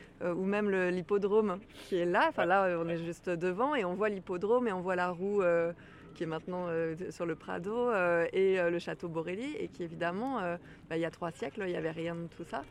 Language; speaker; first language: French; native; French